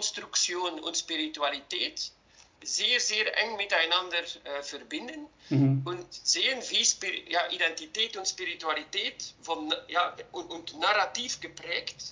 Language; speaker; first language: German; non-native, fluent; Dutch